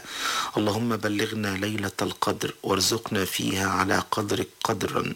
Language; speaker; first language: Arabic; native; Arabic